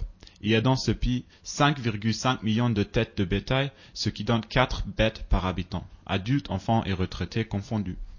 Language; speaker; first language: French; native; French